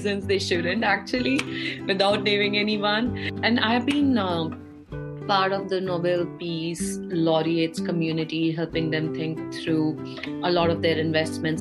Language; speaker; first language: English; non-native, local second language; Hindi